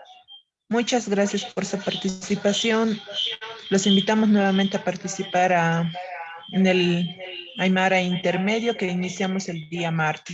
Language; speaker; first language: Spanish; native; Spanish